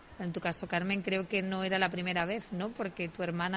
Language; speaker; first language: Spanish; native; Spanish